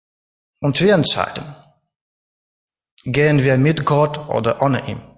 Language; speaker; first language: German; non-native, learner; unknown